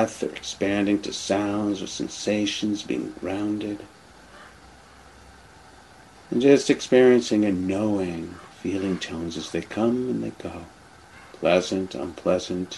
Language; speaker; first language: English; native; English